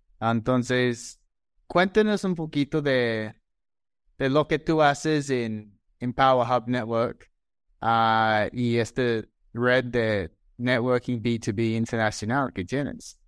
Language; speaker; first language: Spanish; non-native, fluent; English